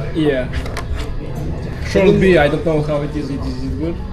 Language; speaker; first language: English; non-native, learner; Serbian